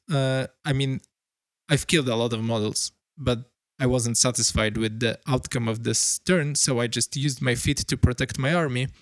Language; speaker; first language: English; non-native, fluent; Polish